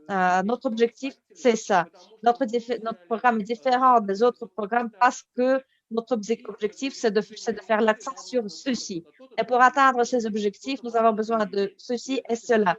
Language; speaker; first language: French; native; French